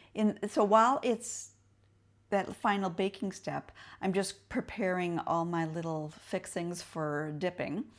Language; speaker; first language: English; native; English